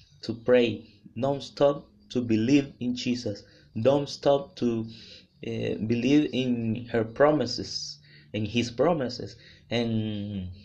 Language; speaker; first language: English; non-native, learner; Spanish